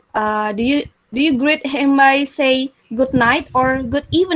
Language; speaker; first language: English; non-native, fluent; Indonesian